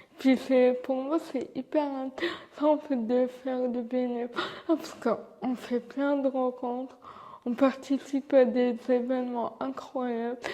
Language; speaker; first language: French; early bilingual, other home language; Arabic